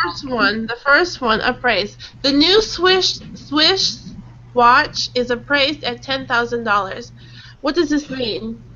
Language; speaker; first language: English; non-native, fluent; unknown